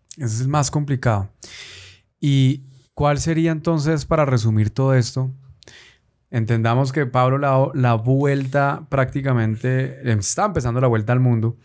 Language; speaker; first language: Spanish; native; Spanish